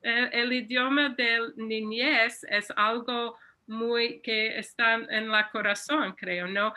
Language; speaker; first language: Spanish; non-native, fluent; English